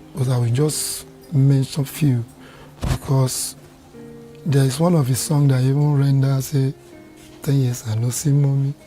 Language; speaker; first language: English; non-native, local second language; Yoruba